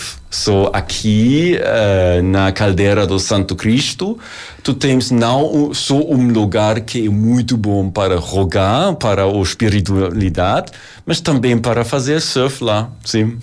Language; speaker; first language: Portuguese; non-native, learner; German